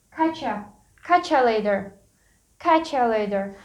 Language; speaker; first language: English; non-native, fluent; Kazakh